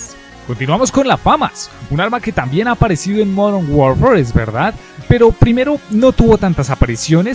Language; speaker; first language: Spanish; native; Spanish